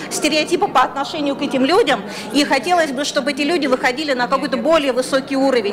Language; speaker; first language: Russian; native; Russian